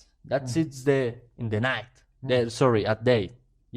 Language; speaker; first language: English; non-native, learner; Spanish